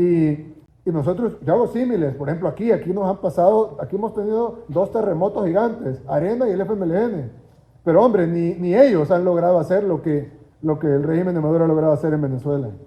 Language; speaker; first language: Spanish; native; Spanish